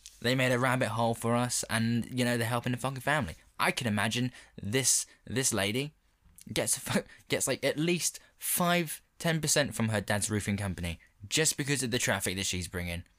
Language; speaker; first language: English; native; English